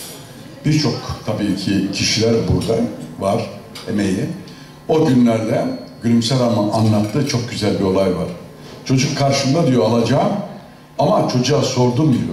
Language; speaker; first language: Turkish; native; Turkish